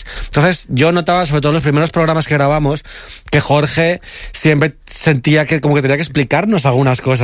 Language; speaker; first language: Spanish; native; Spanish